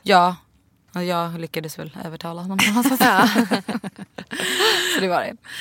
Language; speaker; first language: Swedish; native; Swedish